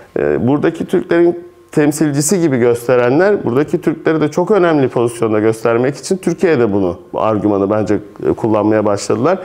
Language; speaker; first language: Turkish; native; Turkish